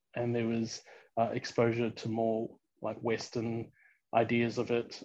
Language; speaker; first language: English; early bilingual, other home language; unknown